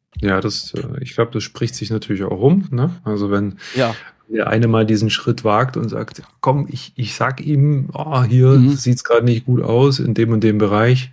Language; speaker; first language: German; native; German